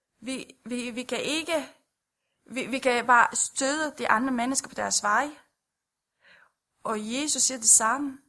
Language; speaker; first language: Danish; non-native, fluent; Romanian